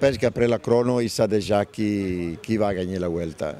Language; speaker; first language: French; non-native, learner; Italian